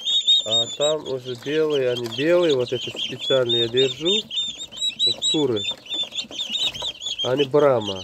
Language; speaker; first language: Russian; non-native, learner; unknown